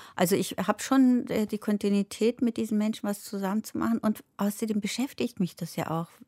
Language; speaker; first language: German; early bilingual, other home language; Turkish